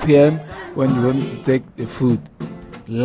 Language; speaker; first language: English; non-native, learner; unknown